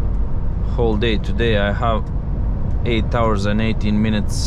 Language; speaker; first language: English; non-native, fluent; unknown